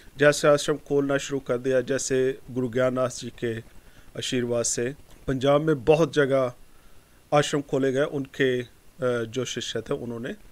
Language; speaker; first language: Hindi; non-native, local second language; Punjabi